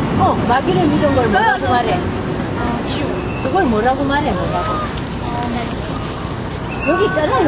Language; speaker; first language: Korean; native; Korean